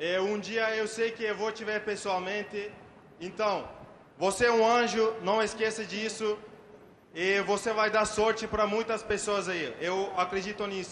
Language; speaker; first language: Portuguese; non-native, fluent; Turkish